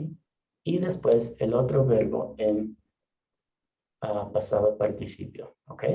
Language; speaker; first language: Spanish; non-native, fluent; English